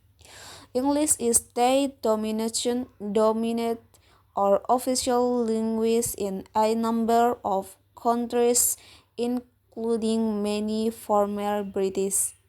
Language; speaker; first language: English; non-native, learner; Indonesian